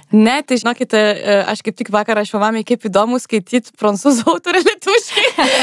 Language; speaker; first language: Lithuanian; non-native, fluent; French